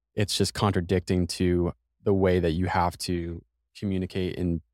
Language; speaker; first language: English; native; English